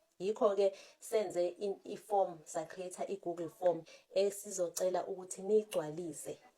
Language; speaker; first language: Zulu; native; Zulu